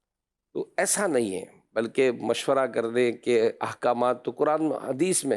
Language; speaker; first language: Urdu; native; Urdu